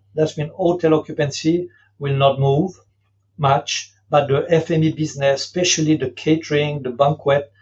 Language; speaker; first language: English; non-native, fluent; French